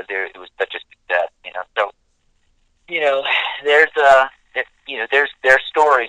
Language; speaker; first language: English; native; English